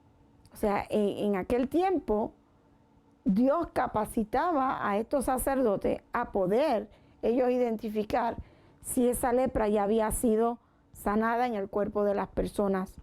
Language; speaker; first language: Spanish; native; Spanish